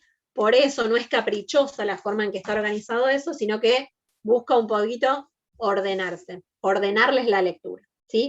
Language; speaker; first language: Spanish; native; Spanish